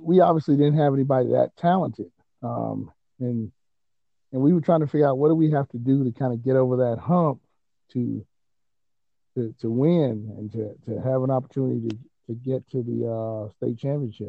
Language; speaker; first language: English; native; English